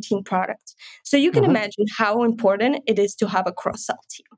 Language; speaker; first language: English; non-native, fluent; Ukrainian